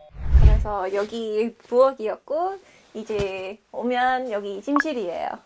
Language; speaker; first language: Korean; non-native, fluent; English